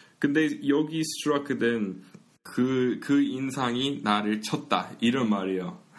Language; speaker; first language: Korean; non-native, fluent; English